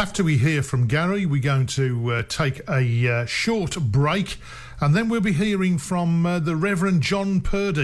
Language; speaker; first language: English; native; English